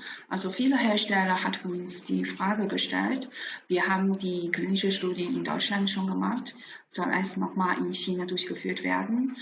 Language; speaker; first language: German; non-native, fluent; Chinese